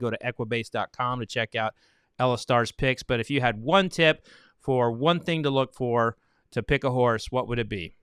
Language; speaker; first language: English; native; English